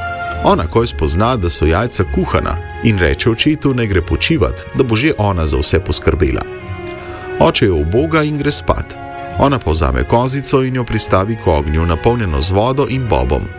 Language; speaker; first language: Slovenian; native; Slovenian